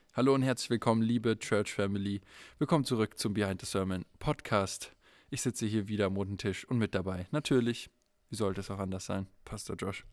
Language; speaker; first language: German; native; German